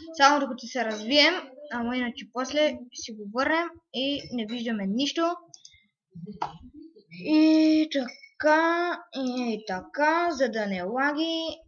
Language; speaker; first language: Bulgarian; native; Bulgarian